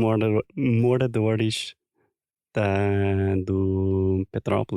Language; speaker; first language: Portuguese; non-native, fluent; English